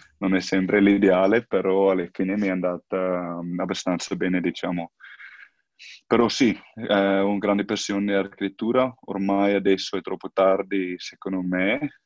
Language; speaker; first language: Italian; non-native, fluent; Afrikaans